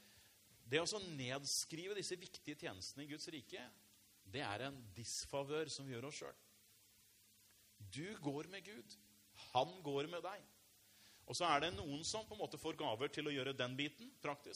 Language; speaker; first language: Norwegian; native; Norwegian